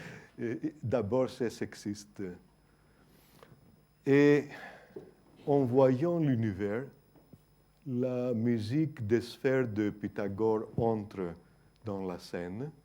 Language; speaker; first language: French; non-native, fluent; Greek